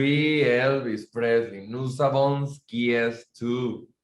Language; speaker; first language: French; non-native, learner; Spanish